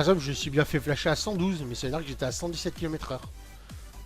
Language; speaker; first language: French; native; French